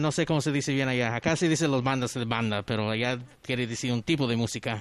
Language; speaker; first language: Spanish; non-native, learner; English